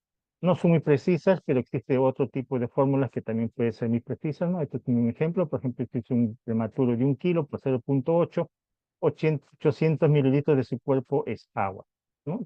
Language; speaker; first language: Spanish; native; Spanish